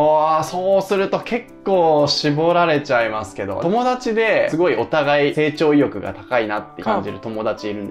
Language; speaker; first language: Japanese; native; Japanese